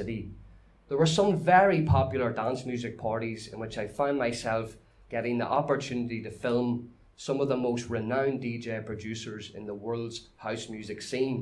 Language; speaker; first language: English; native; English